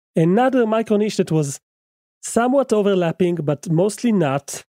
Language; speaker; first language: English; non-native, fluent; Hebrew